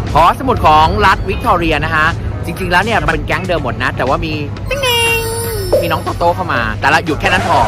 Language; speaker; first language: Thai; native; Thai